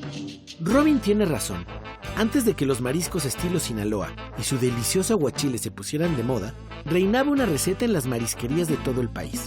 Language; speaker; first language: Spanish; native; Spanish